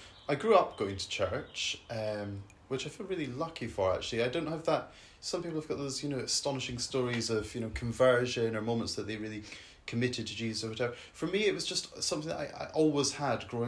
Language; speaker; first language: English; native; English